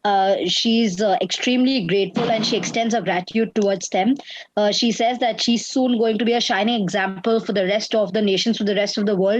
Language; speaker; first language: English; non-native, local second language; Hindi